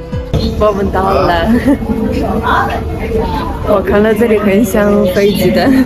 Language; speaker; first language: Chinese; non-native, learner; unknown